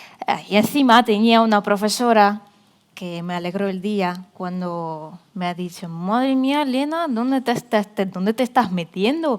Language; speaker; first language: Spanish; non-native, fluent; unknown